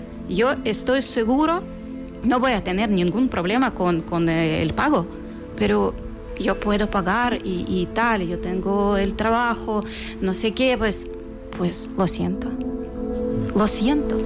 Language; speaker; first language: Spanish; non-native, fluent; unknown